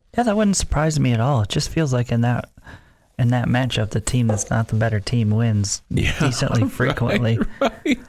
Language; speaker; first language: English; native; English